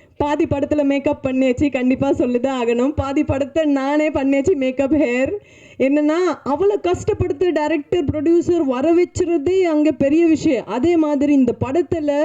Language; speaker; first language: Tamil; non-native, learner; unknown